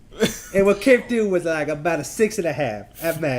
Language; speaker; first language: English; native; English